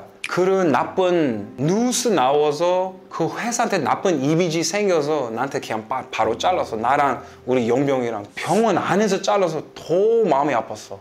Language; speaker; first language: Korean; non-native, fluent; English